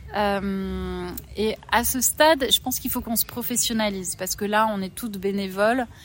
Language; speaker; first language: French; native; French